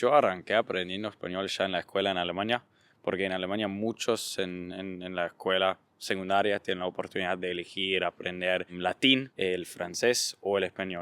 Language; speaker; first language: Spanish; non-native, fluent; German